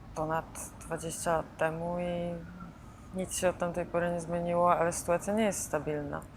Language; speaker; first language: Polish; native; Polish